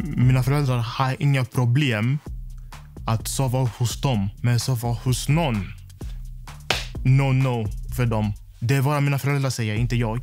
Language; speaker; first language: Swedish; non-native, fluent; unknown